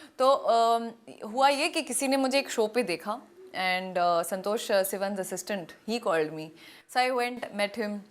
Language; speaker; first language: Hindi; non-native, local second language; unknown